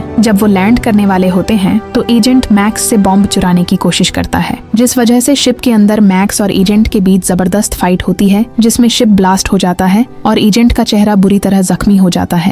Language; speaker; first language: Hindi; native; Hindi